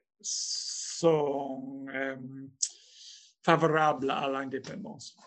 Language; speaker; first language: French; non-native, fluent; English